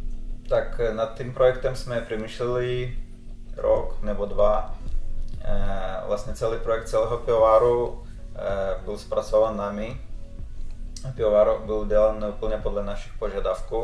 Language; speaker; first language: Czech; non-native, fluent; Russian